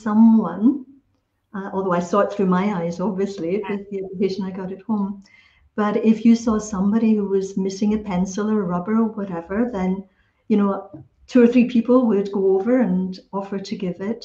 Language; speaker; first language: English; native; English